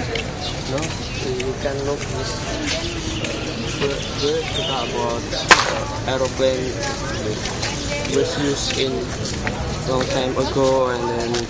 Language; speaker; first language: English; non-native, learner; Indonesian